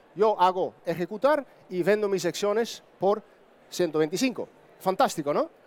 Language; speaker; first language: Spanish; non-native, fluent; Dutch